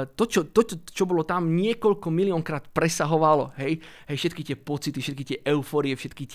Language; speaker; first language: Slovak; native; Slovak